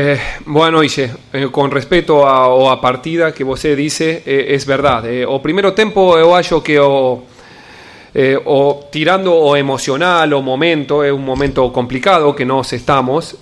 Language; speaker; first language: Portuguese; non-native, learner; Spanish